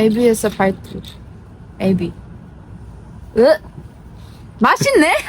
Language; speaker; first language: English; non-native, fluent; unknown